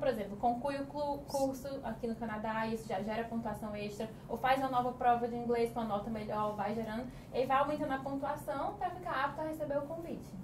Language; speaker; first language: Portuguese; native; Portuguese